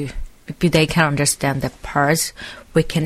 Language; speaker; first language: English; non-native, learner; Korean